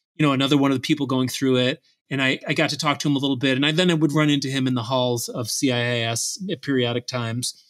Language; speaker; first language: English; native; English